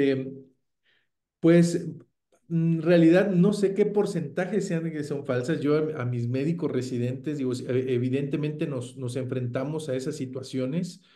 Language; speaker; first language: Spanish; native; Spanish